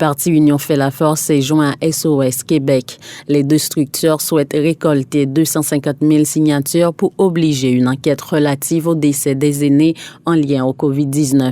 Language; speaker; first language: French; native; French